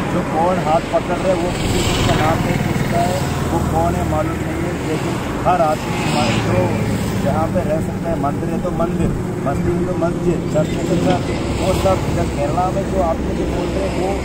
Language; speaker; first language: Hindi; non-native, local second language; Malayalam